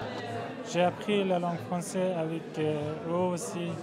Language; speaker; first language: French; non-native, learner; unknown